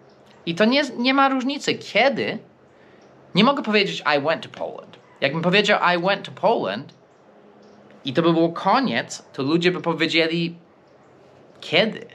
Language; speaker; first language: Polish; non-native, fluent; English